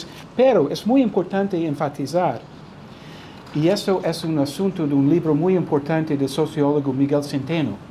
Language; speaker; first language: Spanish; non-native, fluent; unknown